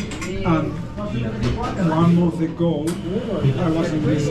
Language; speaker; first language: English; non-native, fluent; Spanish